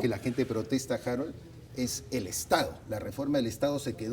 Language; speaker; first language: Spanish; native; Spanish